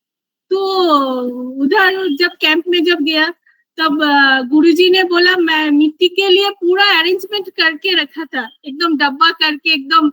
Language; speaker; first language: Hindi; non-native, local second language; Bangla